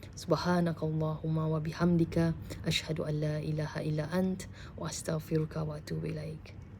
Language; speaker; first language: Malay; native; Malay